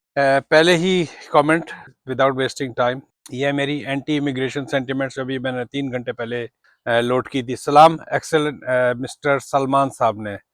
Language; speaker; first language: Urdu; native; Urdu